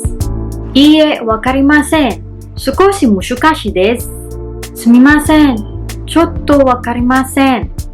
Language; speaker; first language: Japanese; non-native, learner; Filipino